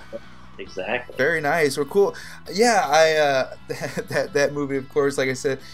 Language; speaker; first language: English; native; English